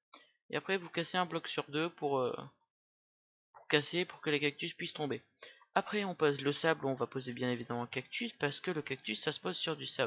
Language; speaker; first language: French; native; French